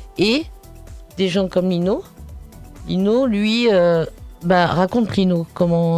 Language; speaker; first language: French; native; French